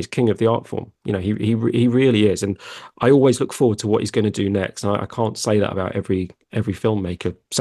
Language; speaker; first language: English; native; English